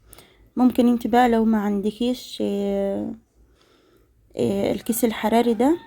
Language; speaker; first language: Arabic; native; Arabic